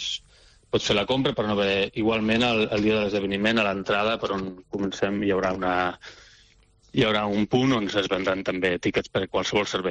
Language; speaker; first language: Catalan; native; Catalan